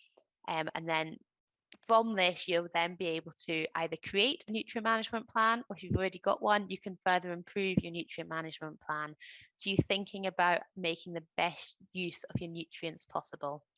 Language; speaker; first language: English; native; English